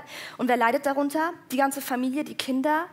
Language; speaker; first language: German; early bilingual, other home language; Persian